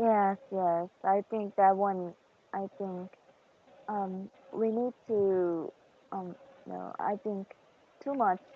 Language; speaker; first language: English; non-native, learner; Korean